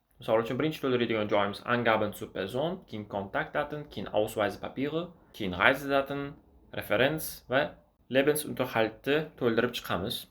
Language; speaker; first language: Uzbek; native; Uzbek